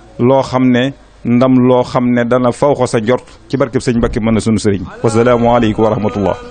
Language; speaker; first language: Wolof; native; Wolof